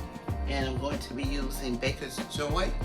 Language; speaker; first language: English; native; English